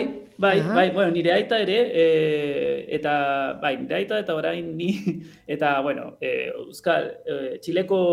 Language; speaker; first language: Basque; non-native, learner; Spanish